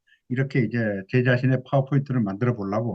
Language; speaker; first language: Korean; native; Korean